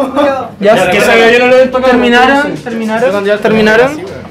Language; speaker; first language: Spanish; native; Spanish